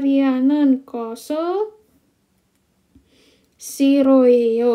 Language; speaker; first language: Korean; non-native, fluent; Indonesian